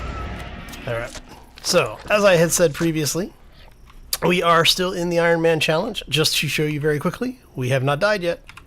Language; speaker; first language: English; native; English